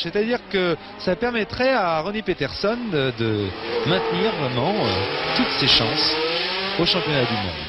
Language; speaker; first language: French; native; French